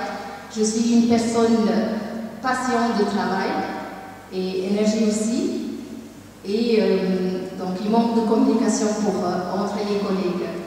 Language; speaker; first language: French; non-native, learner; Tamil